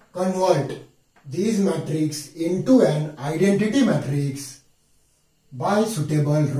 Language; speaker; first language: English; non-native, local second language; Marathi